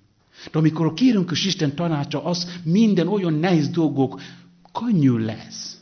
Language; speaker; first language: Hungarian; non-native, learner; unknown